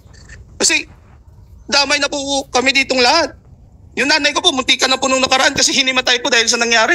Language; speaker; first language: Filipino; native; Filipino